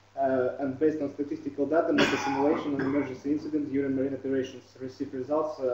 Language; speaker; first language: English; non-native, fluent; Russian